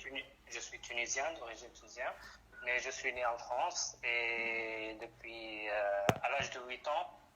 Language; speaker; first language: French; non-native, local second language; Arabic